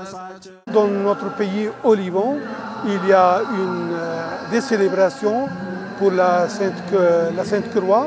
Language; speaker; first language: French; non-native, local second language; Arabic